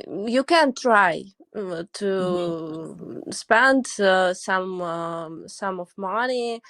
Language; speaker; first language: English; non-native, learner; Russian